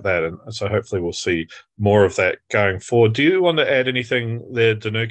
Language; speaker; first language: English; native; English